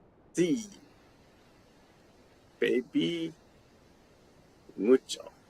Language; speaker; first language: Spanish; non-native, fluent; English